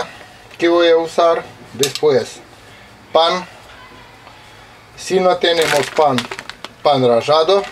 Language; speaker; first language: Spanish; non-native, fluent; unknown